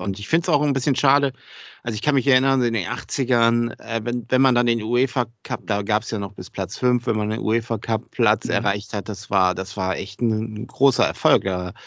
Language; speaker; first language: German; native; German